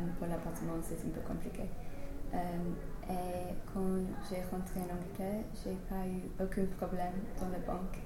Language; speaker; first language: French; non-native, learner; English